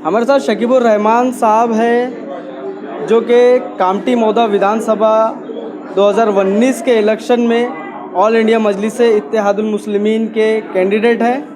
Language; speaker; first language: Hindi; native; Hindi